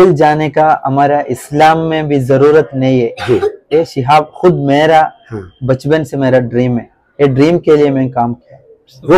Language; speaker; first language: Hindi; non-native, local second language; Malayalam